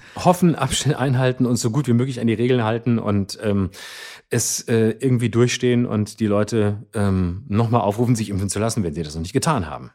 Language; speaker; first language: German; native; German